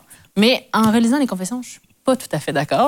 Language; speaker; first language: French; native; French